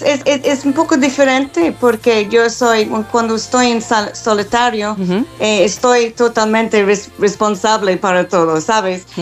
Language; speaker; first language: Spanish; non-native, learner; English